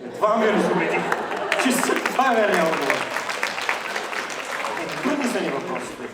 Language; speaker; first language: Bulgarian; native; Bulgarian